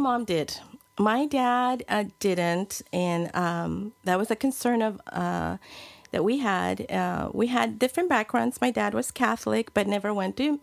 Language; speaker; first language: English; non-native, fluent; Spanish